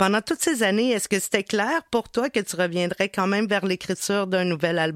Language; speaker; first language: French; native; French